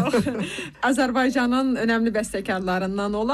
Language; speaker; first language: Turkish; native; Turkish